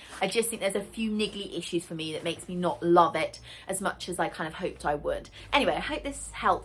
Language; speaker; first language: English; native; English